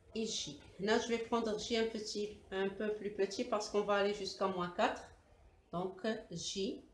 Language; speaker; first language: French; non-native, local second language; Arabic